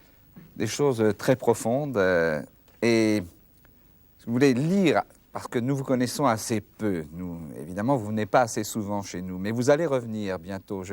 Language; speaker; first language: French; native; French